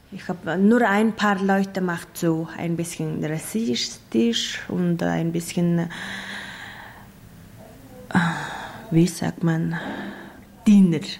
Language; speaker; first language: German; non-native, learner; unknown